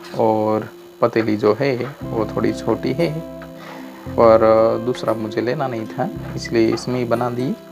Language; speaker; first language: Hindi; non-native, local second language; Gujarati